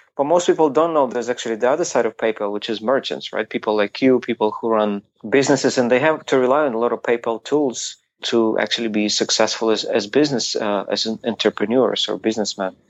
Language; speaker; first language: English; non-native, fluent; Ukrainian